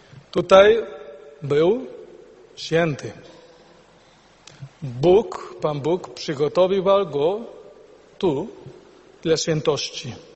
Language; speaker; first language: Polish; non-native, learner; Spanish